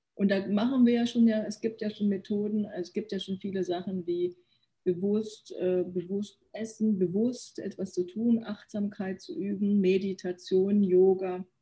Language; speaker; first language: German; early bilingual, other home language; Korean